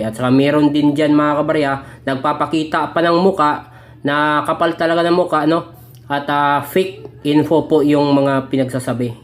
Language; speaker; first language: Filipino; native; Filipino